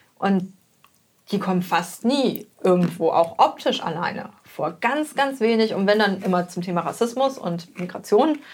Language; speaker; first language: German; native; German